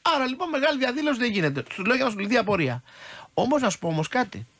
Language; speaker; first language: Greek; native; Greek